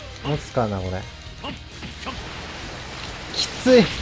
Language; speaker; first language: Japanese; native; Japanese